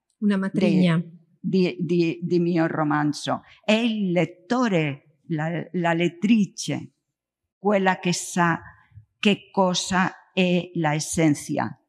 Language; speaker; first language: Italian; non-native, learner; Spanish